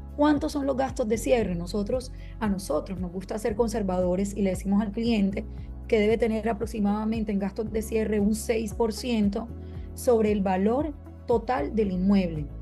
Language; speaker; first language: Spanish; native; Spanish